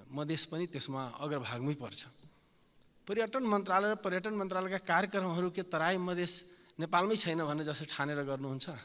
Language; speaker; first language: Nepali; non-native, local second language; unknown